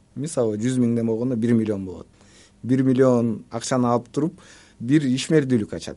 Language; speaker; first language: Kyrgyz; native; Kyrgyz